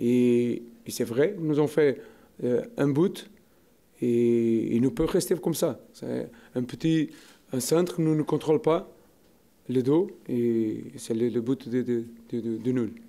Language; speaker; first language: French; non-native, learner; Portuguese